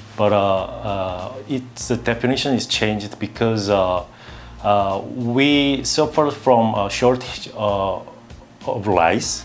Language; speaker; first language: English; non-native, learner; Korean